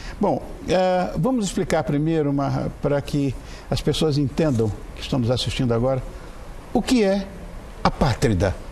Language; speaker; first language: Portuguese; native; Portuguese